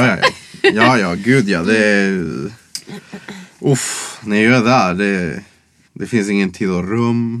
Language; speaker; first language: Swedish; non-native, fluent; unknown